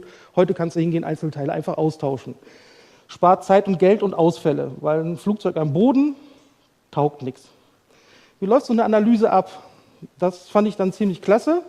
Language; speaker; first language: German; native; German